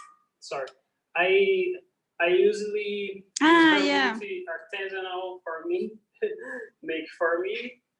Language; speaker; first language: English; non-native, learner; Portuguese